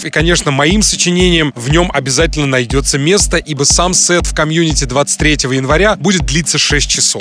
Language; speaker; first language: Russian; native; Russian